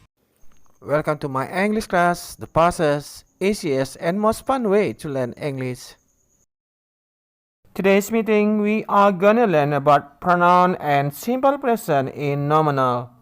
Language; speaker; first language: English; non-native, fluent; Indonesian